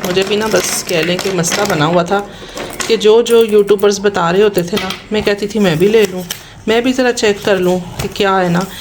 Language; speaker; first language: Urdu; native; Urdu